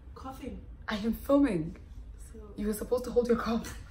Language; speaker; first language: English; non-native, local second language; Xhosa